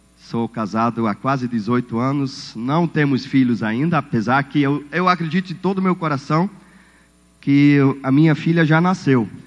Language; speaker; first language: Portuguese; non-native, fluent; German